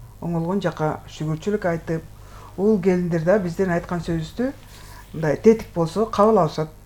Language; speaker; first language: Kyrgyz; non-native, local second language; Russian